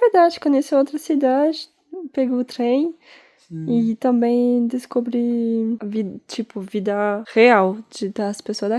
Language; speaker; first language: Portuguese; non-native, fluent; French